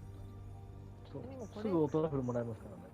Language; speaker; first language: Japanese; native; Japanese